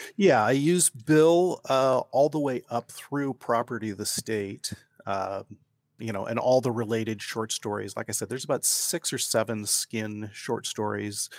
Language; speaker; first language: English; native; English